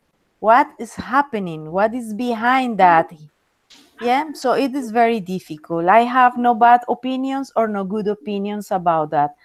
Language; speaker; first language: English; non-native, fluent; Spanish